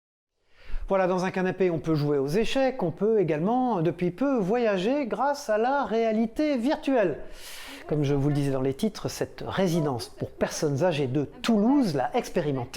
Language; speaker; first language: French; native; French